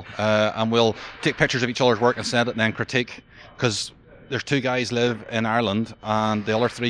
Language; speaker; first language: English; native; English